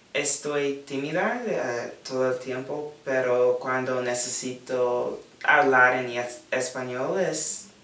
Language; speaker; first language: Spanish; non-native, learner; English